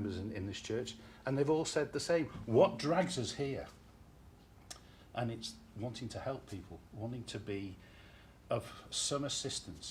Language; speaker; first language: English; native; English